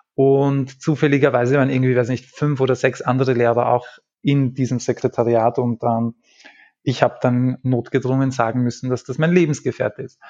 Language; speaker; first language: German; native; German